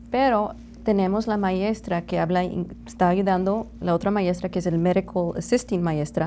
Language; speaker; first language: Spanish; non-native, learner; English